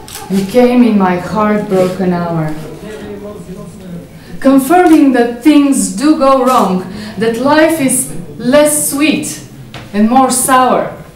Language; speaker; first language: English; non-native, fluent; Bulgarian